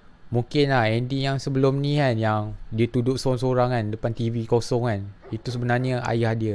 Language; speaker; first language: Malay; native; Malay